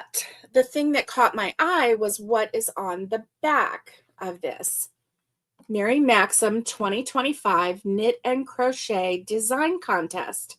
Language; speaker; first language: English; native; English